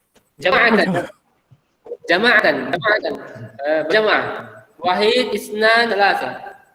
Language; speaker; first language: Arabic; non-native, fluent; Indonesian